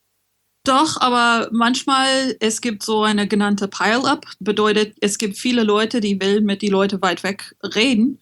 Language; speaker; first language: German; non-native, fluent; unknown